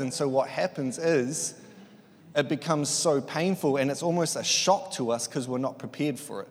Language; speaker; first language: English; native; English